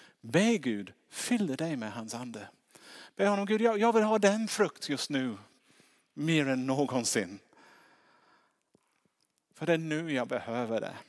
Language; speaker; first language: Swedish; non-native, fluent; English